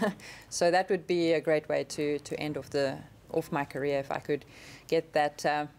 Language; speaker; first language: English; native; English